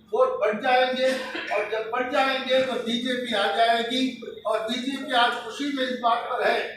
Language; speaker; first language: Hindi; non-native, local second language; Urdu